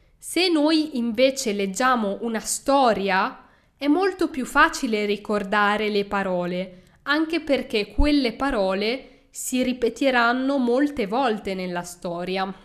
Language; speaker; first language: Italian; native; Italian